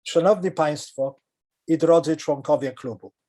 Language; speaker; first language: Polish; early bilingual, heritage; Polish